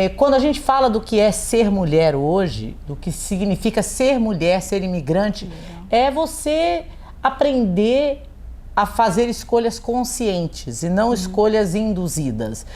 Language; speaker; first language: Portuguese; native; Portuguese